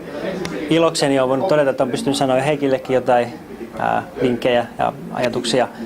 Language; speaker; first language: Finnish; native; Finnish